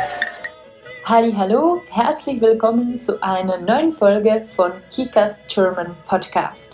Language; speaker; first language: German; non-native, fluent; Czech